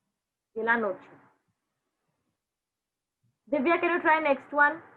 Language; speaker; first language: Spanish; non-native, fluent; Hindi